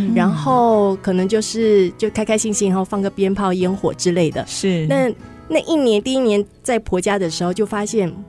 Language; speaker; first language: Chinese; native; Chinese